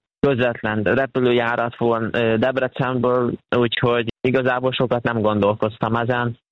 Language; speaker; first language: Hungarian; native; Hungarian